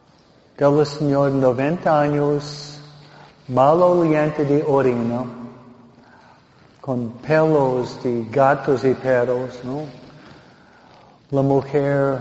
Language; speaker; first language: Spanish; non-native, fluent; English